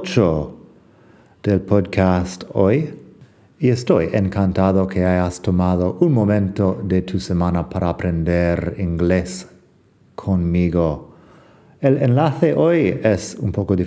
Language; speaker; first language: Spanish; non-native, fluent; English